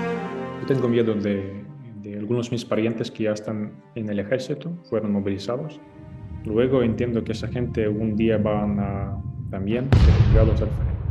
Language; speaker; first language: Spanish; non-native, fluent; Ukrainian